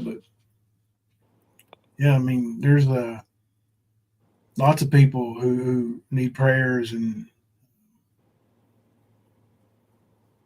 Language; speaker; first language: English; native; English